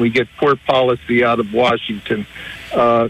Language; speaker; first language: English; native; English